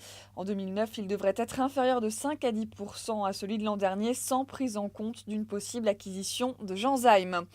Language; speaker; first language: French; native; French